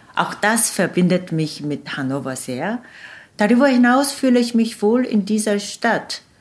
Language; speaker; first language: German; non-native, fluent; Korean